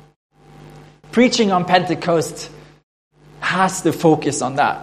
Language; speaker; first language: English; non-native, fluent; Norwegian